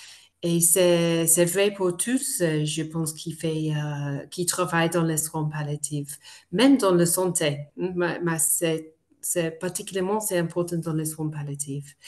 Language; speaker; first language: French; non-native, fluent; English